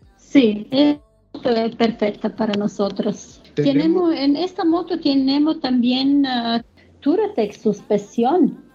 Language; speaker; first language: Spanish; non-native, learner; German